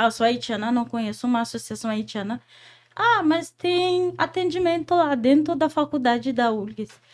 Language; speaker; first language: Portuguese; non-native, fluent; Haitian Creole